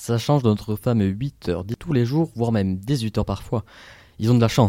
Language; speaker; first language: French; native; French